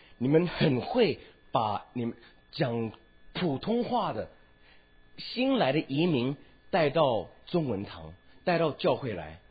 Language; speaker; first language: Chinese; early bilingual, other home language; Min Nan Chinese